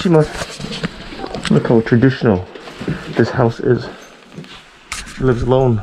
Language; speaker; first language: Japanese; non-native, learner; English